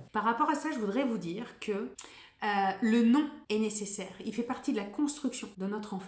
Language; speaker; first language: French; native; French